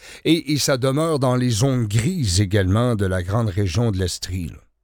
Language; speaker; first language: French; native; French